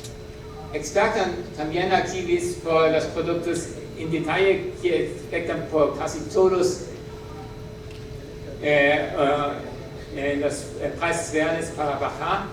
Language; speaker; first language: Spanish; non-native, learner; German